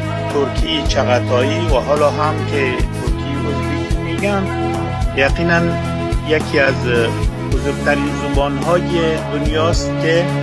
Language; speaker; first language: Persian; non-native, local second language; Uzbek